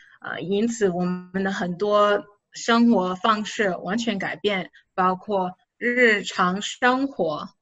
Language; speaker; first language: Chinese; non-native, fluent; English